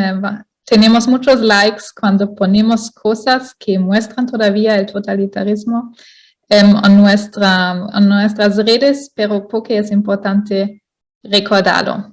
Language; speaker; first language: Spanish; non-native, fluent; German